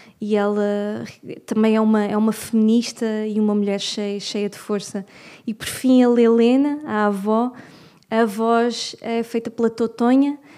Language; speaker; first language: Portuguese; native; Portuguese